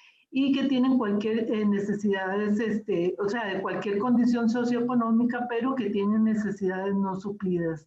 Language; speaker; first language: Spanish; native; Spanish